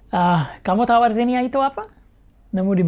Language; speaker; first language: Indonesian; non-native, fluent; English